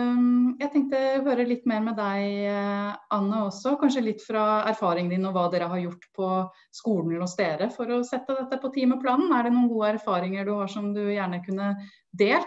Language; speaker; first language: Norwegian; native; Norwegian